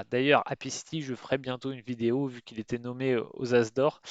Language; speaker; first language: French; native; French